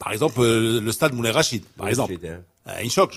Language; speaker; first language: French; non-native, local second language; Arabic